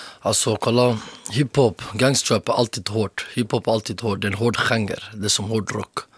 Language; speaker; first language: Swedish; early bilingual, other home language; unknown